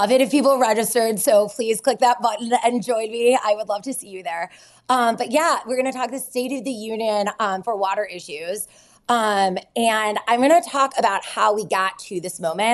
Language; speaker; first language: English; native; English